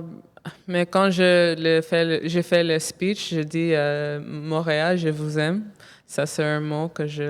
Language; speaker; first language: French; non-native, local second language; English